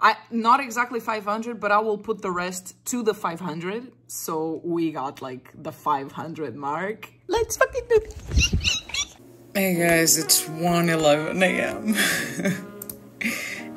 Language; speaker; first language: English; non-native, fluent; Portuguese